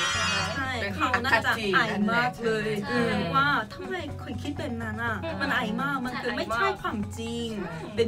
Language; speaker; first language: Thai; non-native, learner; Korean